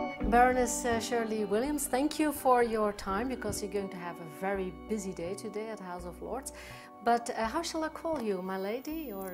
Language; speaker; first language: English; non-native, fluent; Dutch